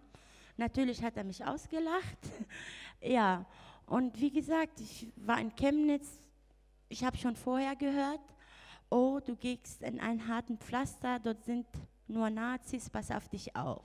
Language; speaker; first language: German; non-native, fluent; Arabic